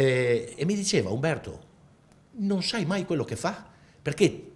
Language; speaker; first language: Italian; native; Italian